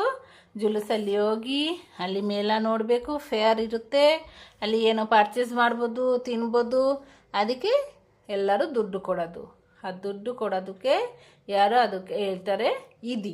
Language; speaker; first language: Kannada; non-native, local second language; Urdu